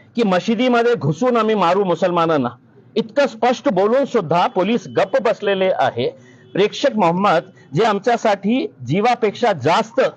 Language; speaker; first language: Marathi; non-native, local second language; Urdu